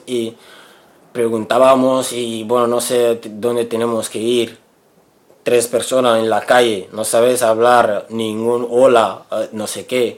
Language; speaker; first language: Spanish; non-native, learner; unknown